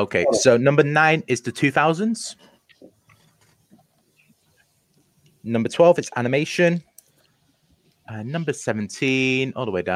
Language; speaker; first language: English; native; English